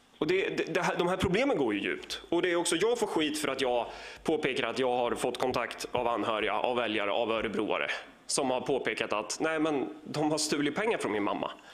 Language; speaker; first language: Swedish; native; Swedish